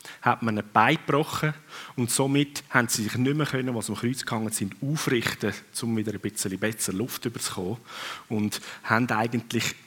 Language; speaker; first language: German; non-native, fluent; Swiss German